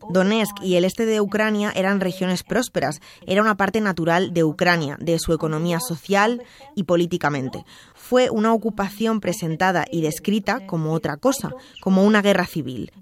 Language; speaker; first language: Spanish; non-native, fluent; Russian